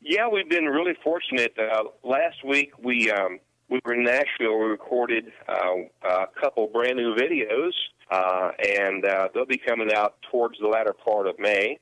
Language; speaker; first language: English; native; English